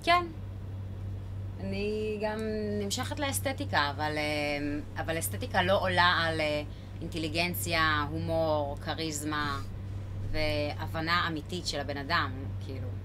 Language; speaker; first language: Hebrew; native; Hebrew